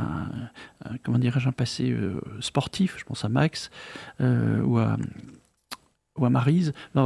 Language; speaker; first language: French; native; French